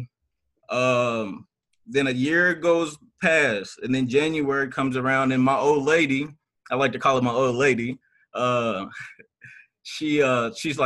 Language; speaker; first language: English; native; English